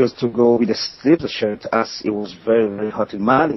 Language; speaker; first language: English; non-native, local second language; French